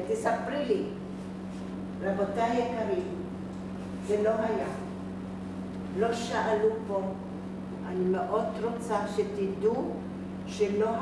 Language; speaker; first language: Hebrew; non-native, fluent; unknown